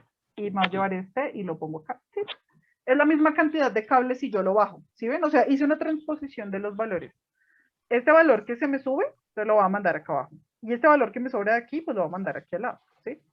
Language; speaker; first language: Spanish; native; Spanish